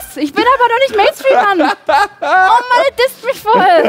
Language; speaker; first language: German; native; German